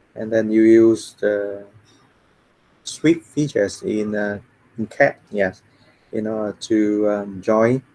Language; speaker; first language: English; non-native, fluent; Vietnamese